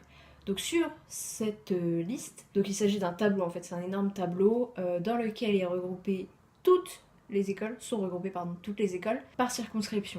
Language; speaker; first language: French; native; French